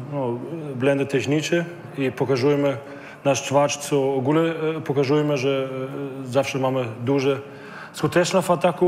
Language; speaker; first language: Polish; non-native, learner; German